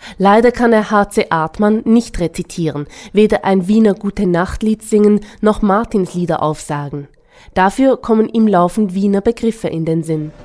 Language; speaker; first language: German; native; German